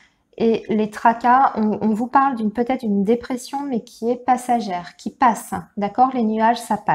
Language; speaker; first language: French; native; French